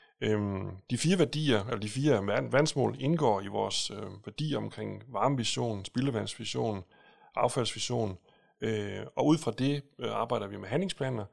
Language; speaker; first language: Danish; native; Danish